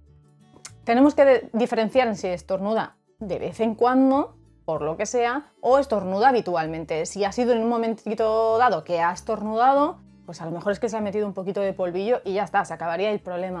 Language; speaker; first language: Spanish; native; Spanish